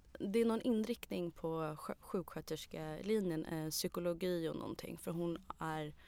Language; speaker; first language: Swedish; early bilingual, other home language; Arabic